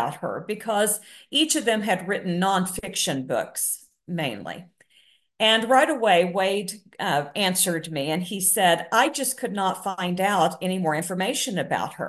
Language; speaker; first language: English; native; English